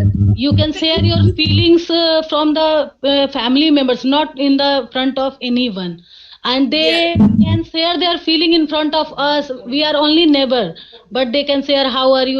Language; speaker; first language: English; non-native, learner; Hindi